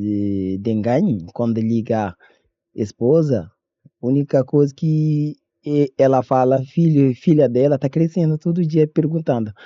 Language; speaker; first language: Portuguese; non-native, learner; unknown